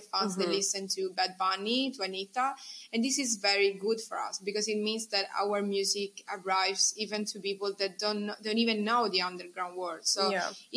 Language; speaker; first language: English; non-native, fluent; Italian